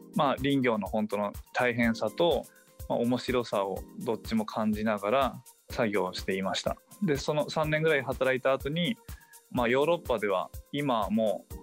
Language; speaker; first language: Japanese; native; Japanese